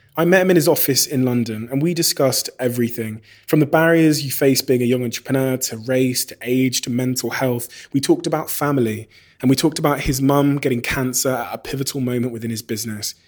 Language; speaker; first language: English; native; English